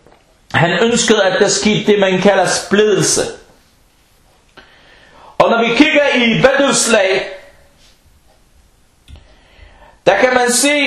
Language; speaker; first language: Danish; non-native, local second language; Arabic